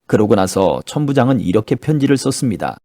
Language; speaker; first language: Korean; native; Korean